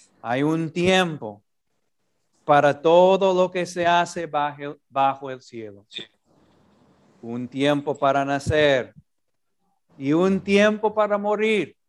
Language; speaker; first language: Spanish; non-native, fluent; English